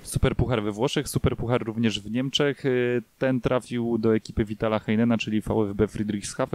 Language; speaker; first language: Polish; native; Polish